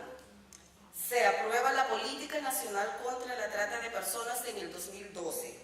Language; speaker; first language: Spanish; native; Spanish